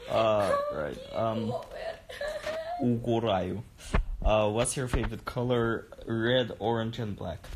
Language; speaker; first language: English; non-native, learner; Russian